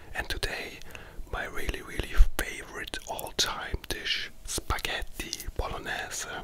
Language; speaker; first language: English; non-native, fluent; German